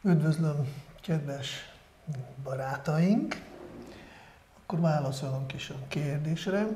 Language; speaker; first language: Hungarian; non-native, fluent; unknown